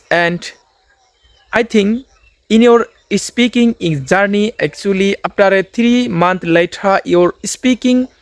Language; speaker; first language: English; non-native, learner; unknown